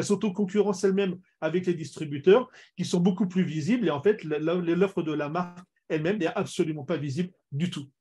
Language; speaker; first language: French; native; French